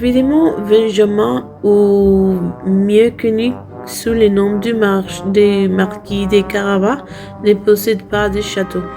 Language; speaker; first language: French; non-native, learner; Spanish